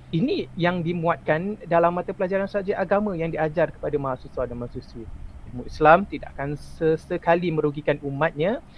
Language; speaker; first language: Malay; native; Malay